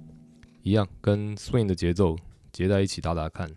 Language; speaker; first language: Chinese; native; Chinese